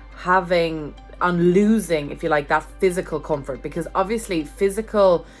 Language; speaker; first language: English; native; English